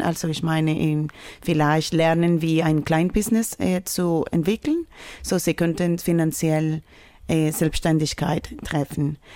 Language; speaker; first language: German; non-native, fluent; Spanish